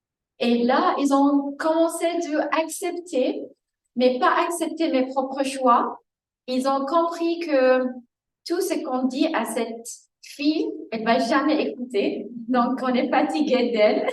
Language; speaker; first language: French; non-native, fluent; Arabic